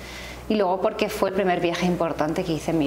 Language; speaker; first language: Spanish; native; Spanish